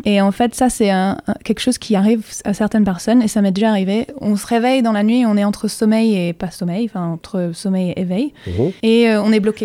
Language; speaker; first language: French; native; French